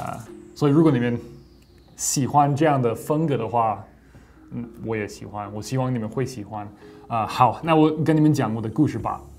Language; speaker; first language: Chinese; non-native, fluent; English